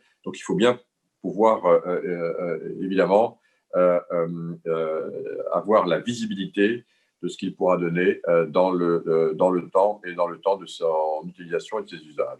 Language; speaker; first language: French; native; French